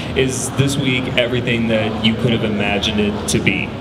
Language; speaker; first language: English; native; English